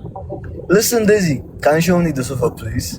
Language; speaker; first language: English; non-native, learner; Amharic